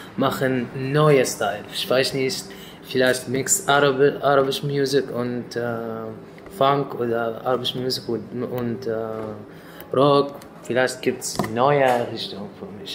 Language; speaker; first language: German; non-native, learner; Arabic